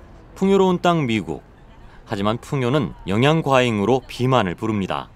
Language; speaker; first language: Korean; native; Korean